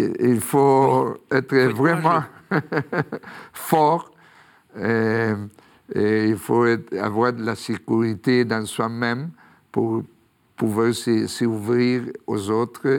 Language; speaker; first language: French; non-native, fluent; Spanish